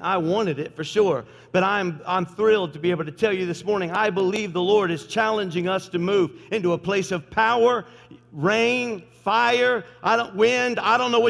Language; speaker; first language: English; native; English